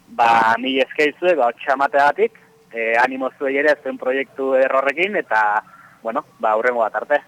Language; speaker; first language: Basque; native; Basque